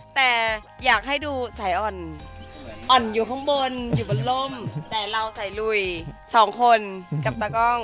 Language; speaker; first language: Thai; native; Thai